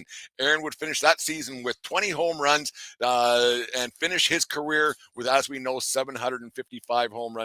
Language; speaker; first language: English; native; English